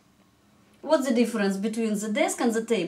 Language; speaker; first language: English; non-native, fluent; Russian